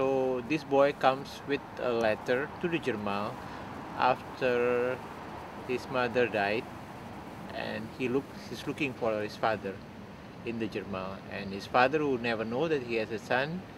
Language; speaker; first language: English; non-native, fluent; Indonesian